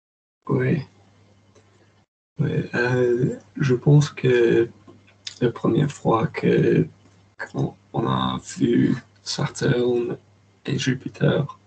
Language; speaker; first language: French; non-native, learner; English